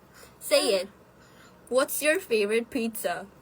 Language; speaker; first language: English; non-native, fluent; Italian